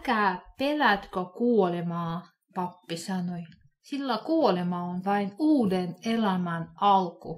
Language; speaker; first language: Finnish; non-native, fluent; Russian